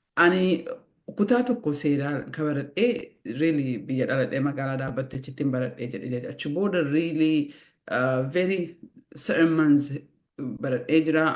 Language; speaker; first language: Oromo; early bilingual, heritage; Oromo